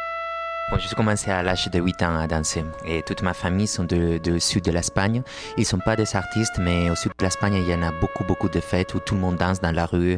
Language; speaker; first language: French; non-native, fluent; Spanish